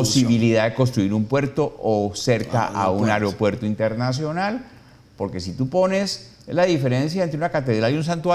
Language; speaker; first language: Spanish; native; Spanish